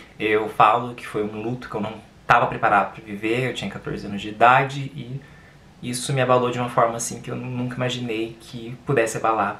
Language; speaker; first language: Portuguese; native; Portuguese